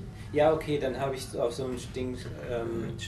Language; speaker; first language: German; native; German